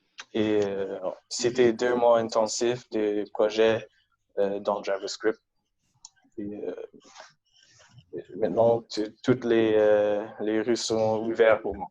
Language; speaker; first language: French; non-native, fluent; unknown